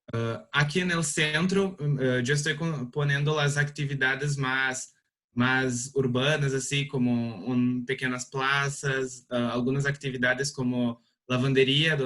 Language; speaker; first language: Spanish; non-native, learner; Portuguese